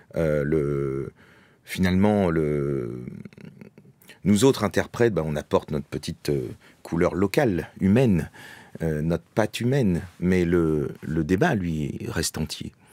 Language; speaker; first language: French; native; French